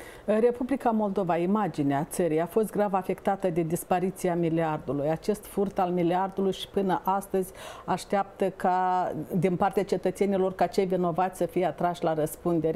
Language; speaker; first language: Romanian; native; Romanian